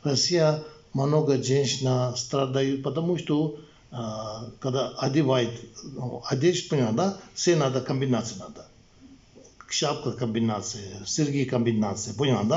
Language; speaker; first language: Russian; non-native, learner; Tibetan